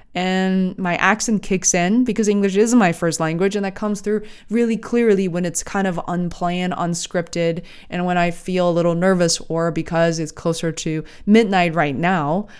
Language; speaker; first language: English; non-native, fluent; Chinese